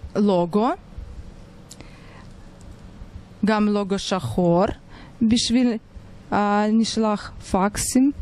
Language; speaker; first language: Hebrew; non-native, fluent; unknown